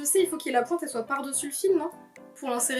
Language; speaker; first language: French; native; French